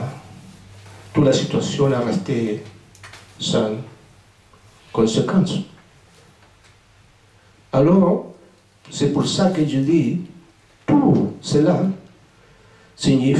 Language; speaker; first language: French; non-native, fluent; Spanish